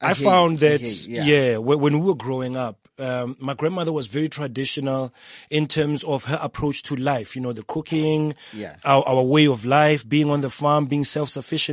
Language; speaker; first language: English; non-native, local second language; Tswana